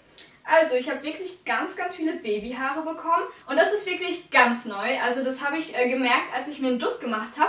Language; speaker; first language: German; native; German